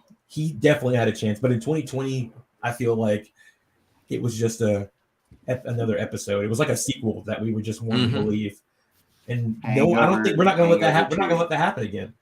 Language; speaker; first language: English; native; English